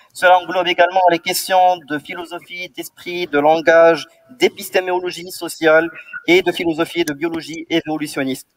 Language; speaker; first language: French; non-native, local second language; Arabic